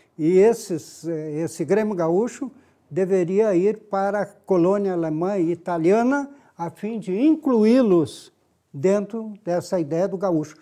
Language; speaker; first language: Portuguese; native; Portuguese